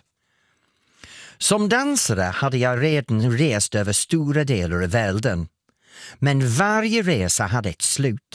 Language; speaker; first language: Swedish; non-native, fluent; English